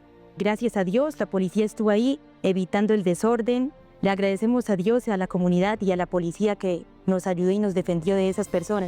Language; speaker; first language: Spanish; native; Spanish